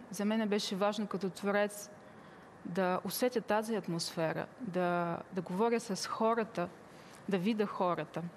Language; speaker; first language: Bulgarian; early bilingual, heritage; Bulgarian